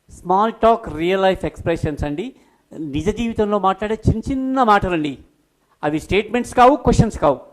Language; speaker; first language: Telugu; non-native, local second language; Urdu